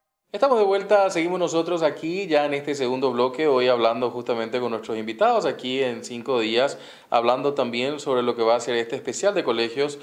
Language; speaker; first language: Spanish; native; Spanish